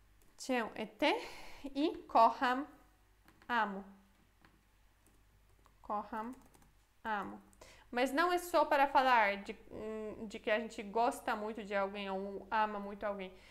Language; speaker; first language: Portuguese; non-native, fluent; Polish